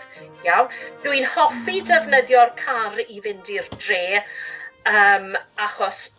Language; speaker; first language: Welsh; non-native, learner; English